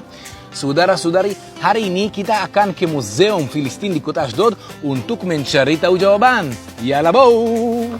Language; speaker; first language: Indonesian; non-native, fluent; Hebrew